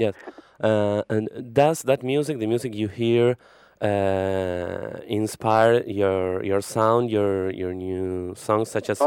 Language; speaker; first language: English; non-native, fluent; Spanish